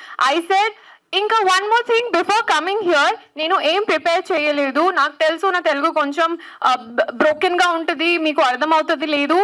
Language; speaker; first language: Telugu; non-native, learner; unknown